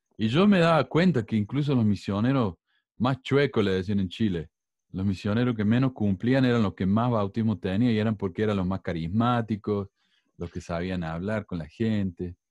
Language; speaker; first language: Spanish; native; Spanish